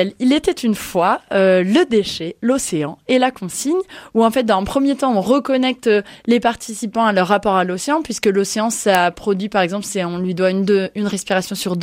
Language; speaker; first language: French; native; French